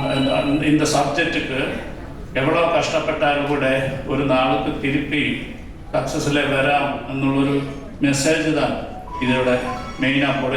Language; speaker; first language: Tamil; non-native, learner; Malayalam